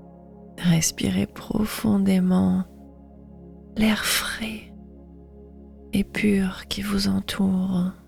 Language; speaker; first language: French; native; French